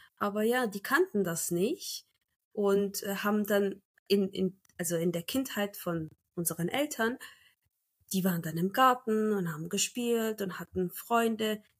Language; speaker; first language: German; early bilingual, other home language; Turkish